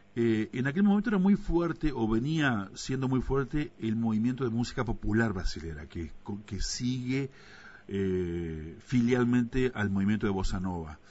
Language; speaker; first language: Spanish; native; Spanish